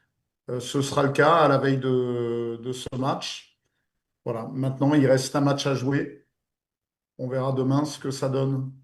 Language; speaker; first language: French; native; French